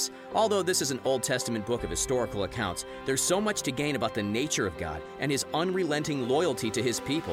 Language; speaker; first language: English; native; English